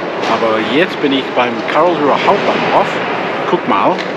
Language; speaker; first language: German; non-native, learner; English